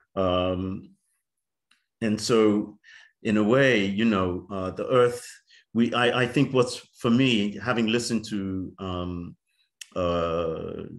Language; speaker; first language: English; native; English